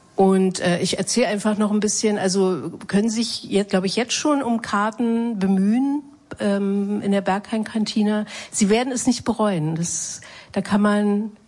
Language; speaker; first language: German; native; German